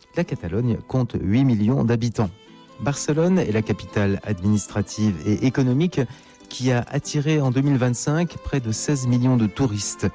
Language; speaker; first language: French; native; French